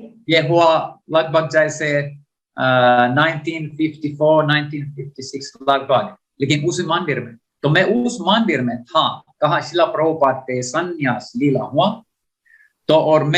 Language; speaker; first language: Hindi; non-native, learner; Finnish